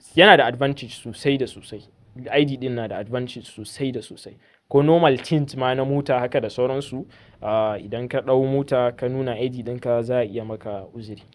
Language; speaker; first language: Hausa; native; Hausa